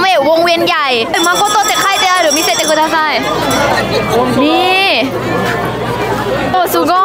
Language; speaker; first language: Japanese; non-native, fluent; Thai